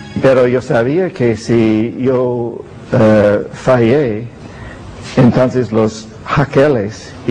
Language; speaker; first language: Spanish; non-native, fluent; English